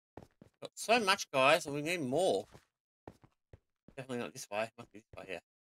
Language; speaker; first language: English; native; English